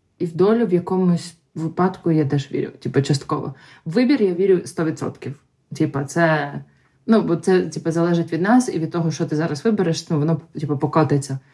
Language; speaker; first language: Ukrainian; non-native, local second language; Russian